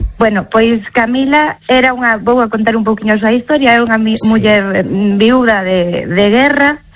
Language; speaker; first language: Galician; native; Galician